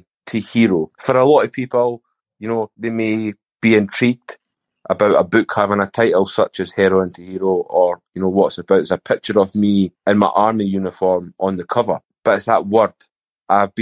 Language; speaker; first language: English; native; English